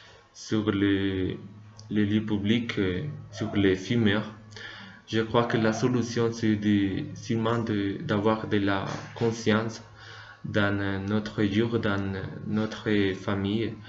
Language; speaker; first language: French; non-native, learner; Spanish